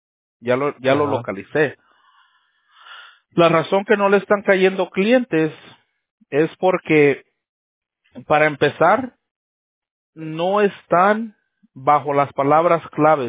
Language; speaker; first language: Spanish; native; Spanish